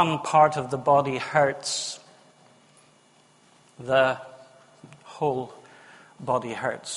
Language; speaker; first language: English; native; English